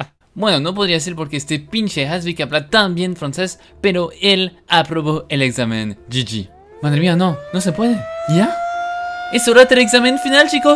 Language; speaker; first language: Spanish; non-native, fluent; French